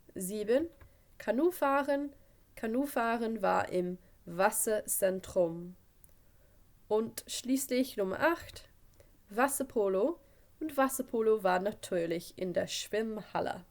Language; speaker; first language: German; non-native, fluent; English